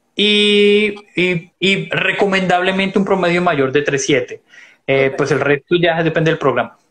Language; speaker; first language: Spanish; native; Spanish